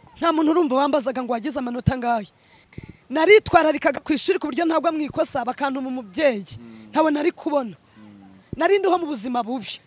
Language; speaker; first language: Kinyarwanda; early bilingual, other home language; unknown